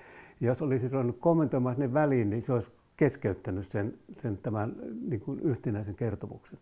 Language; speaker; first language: Finnish; native; Finnish